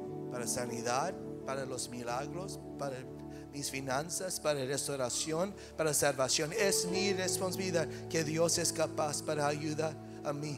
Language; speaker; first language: Spanish; non-native, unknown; English